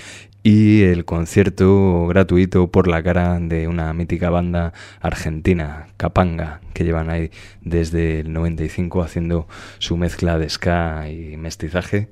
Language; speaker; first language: Spanish; native; Spanish